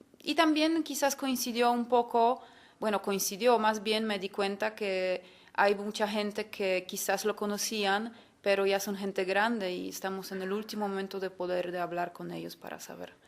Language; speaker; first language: Spanish; non-native, fluent; Polish